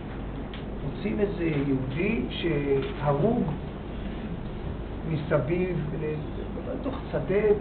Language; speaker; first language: Hebrew; native; Hebrew